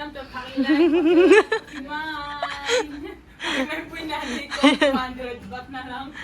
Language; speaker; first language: Filipino; native; Filipino